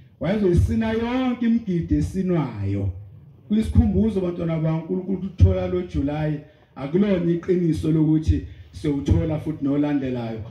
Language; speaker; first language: Zulu; native; Zulu